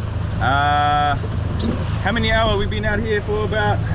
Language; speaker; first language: English; native; English